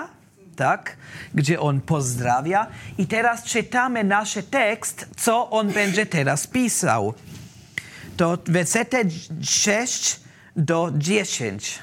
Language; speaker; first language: Polish; non-native, learner; German